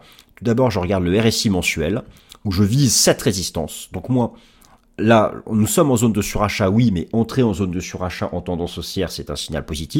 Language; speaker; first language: French; native; French